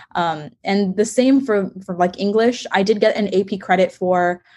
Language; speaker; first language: English; native; English